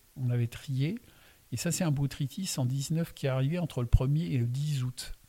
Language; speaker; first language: French; non-native, local second language; Swiss German